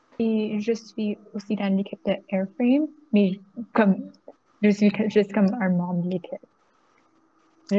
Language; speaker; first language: French; non-native, learner; English